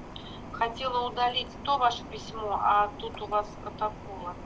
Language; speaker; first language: Russian; native; Russian